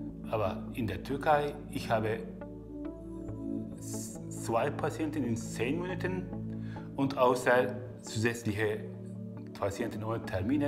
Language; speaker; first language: German; non-native, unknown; Turkish